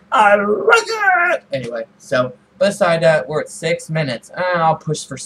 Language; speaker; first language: English; native; English